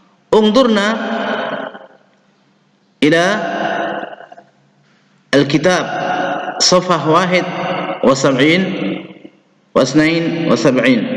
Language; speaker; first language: Arabic; non-native, fluent; Indonesian